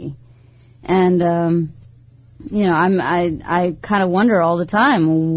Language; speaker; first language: English; native; English